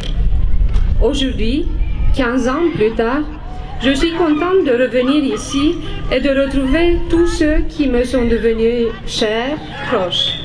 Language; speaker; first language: French; non-native, fluent; Romanian